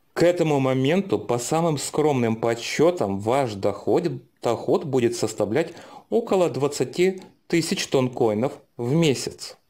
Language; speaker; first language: Russian; native; Russian